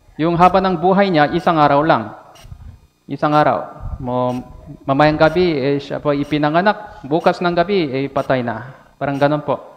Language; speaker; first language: Filipino; non-native, fluent; Korean